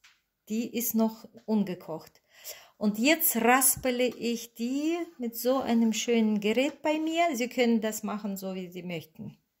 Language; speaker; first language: German; non-native, fluent; Russian